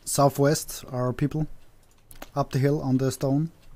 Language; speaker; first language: English; non-native, fluent; German